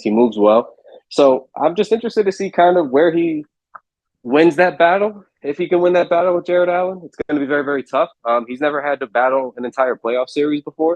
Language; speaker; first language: English; native; English